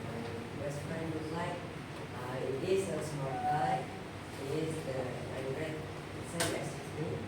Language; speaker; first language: English; non-native, learner; Indonesian